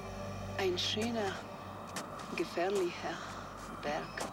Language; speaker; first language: German; non-native, fluent; Polish